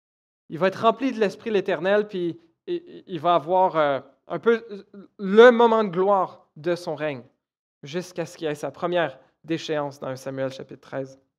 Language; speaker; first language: French; native; French